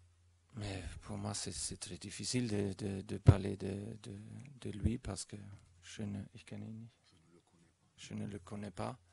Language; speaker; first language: French; non-native, learner; German